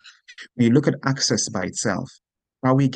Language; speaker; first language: English; non-native, local second language; Yoruba